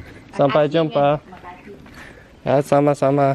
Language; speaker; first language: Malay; non-native, learner; English